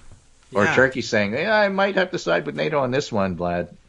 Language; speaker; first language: English; native; English